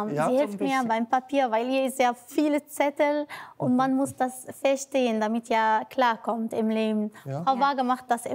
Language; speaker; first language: German; non-native, learner; Arabic